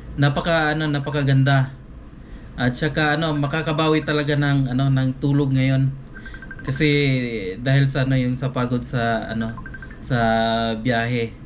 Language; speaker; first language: Filipino; non-native, local second language; Cebuano